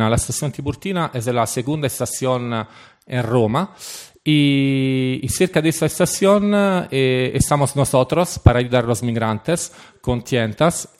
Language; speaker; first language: Spanish; non-native, fluent; Italian